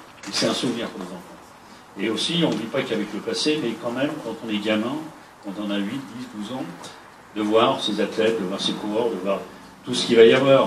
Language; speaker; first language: French; native; French